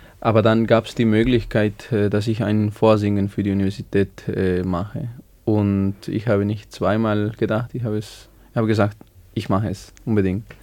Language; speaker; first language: German; non-native, learner; Spanish